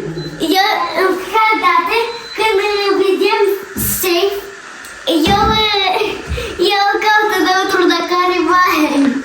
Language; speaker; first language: Romanian; early bilingual, heritage; Romanian